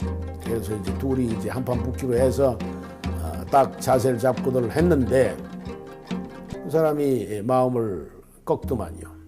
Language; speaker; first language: Korean; native; Korean